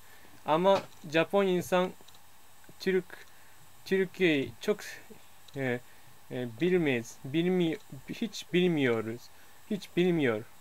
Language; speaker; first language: Turkish; non-native, learner; Japanese